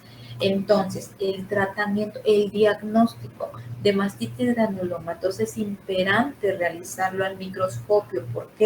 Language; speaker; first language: Spanish; native; Spanish